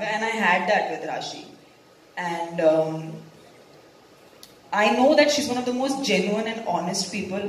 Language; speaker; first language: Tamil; non-native, local second language; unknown